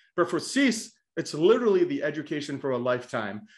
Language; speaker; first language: English; native; English